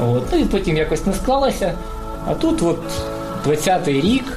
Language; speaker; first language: Ukrainian; non-native, local second language; Russian